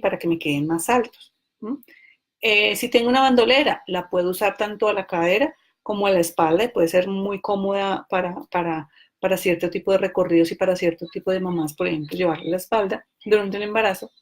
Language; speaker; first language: Spanish; native; Spanish